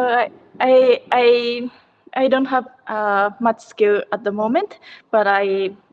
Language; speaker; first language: English; non-native, learner; Japanese